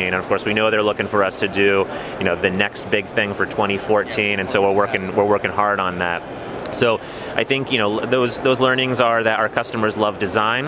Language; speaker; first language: English; native; English